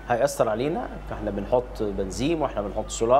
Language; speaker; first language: Arabic; native; Arabic